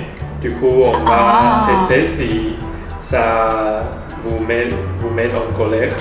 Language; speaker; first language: French; non-native, learner; Chinese